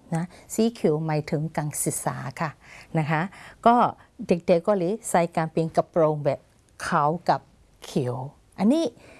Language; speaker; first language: Thai; non-native, fluent; Burmese